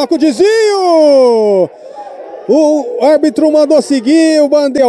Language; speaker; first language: Portuguese; native; Portuguese